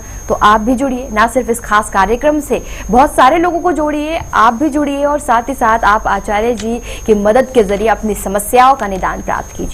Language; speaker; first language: Hindi; native; Hindi